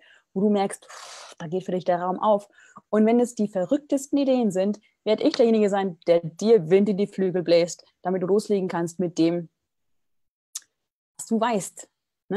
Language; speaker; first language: German; native; German